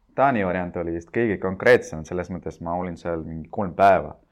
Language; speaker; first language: Estonian; non-native, local second language; Russian